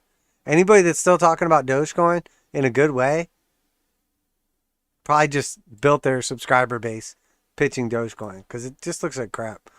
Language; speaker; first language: English; native; English